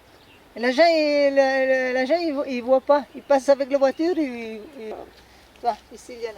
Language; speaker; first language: French; non-native, learner; Italian